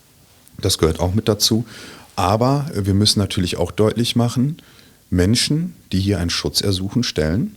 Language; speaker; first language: German; native; German